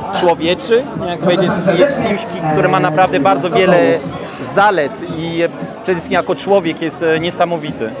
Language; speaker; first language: Polish; early bilingual, heritage; Polish